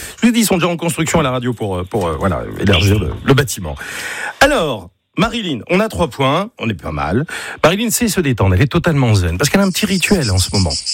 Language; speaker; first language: French; native; French